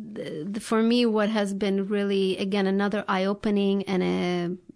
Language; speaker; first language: English; non-native, fluent; Turkish